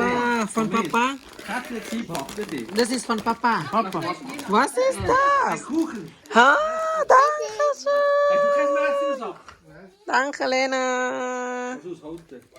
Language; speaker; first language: German; non-native, learner; Thai